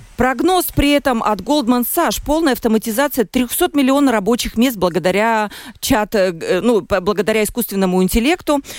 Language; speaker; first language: Russian; native; Russian